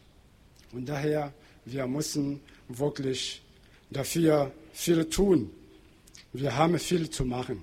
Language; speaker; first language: German; non-native, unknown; Portuguese